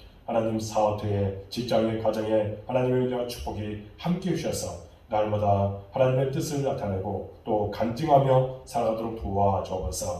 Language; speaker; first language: Korean; native; Korean